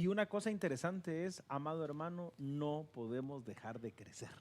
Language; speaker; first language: Spanish; native; Spanish